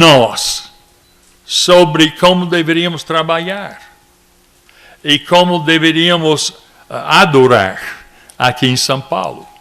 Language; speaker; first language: Portuguese; non-native, fluent; English